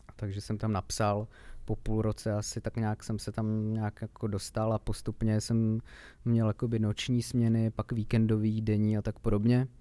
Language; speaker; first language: Czech; native; Czech